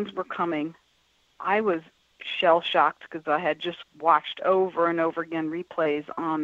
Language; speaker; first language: English; native; English